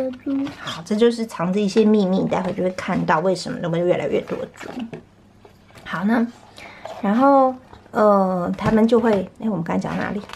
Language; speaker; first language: Chinese; native; Chinese